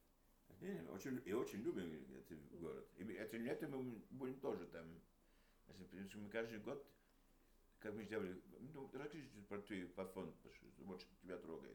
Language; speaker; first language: Russian; early bilingual, heritage; Russian